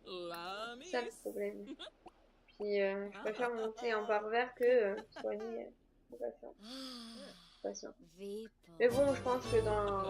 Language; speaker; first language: French; native; French